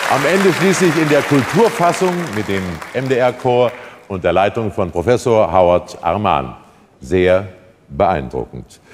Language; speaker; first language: German; native; German